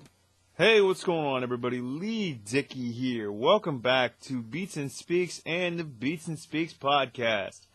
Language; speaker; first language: English; native; English